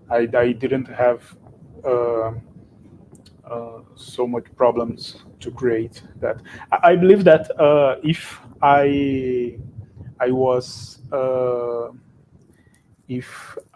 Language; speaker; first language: English; non-native, fluent; Portuguese